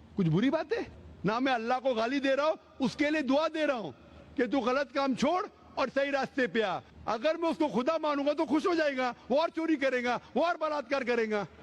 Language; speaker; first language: Hindi; non-native, local second language; Konkani